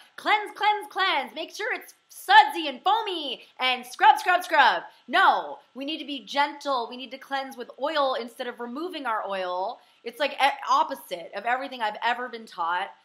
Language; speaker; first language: English; native; English